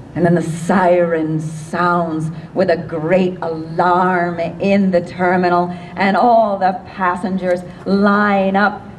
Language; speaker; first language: English; native; English